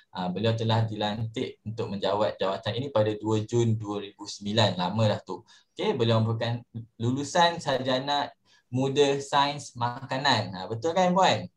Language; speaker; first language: Malay; native; Malay